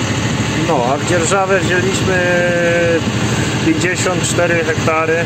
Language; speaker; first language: Polish; native; Polish